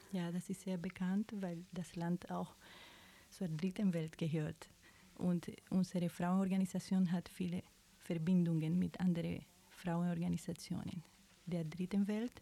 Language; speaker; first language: German; non-native, fluent; Spanish